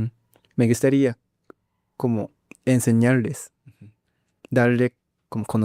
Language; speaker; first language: Spanish; non-native, learner; Japanese